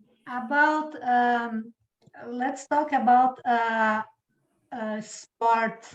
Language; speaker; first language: English; non-native, learner; Portuguese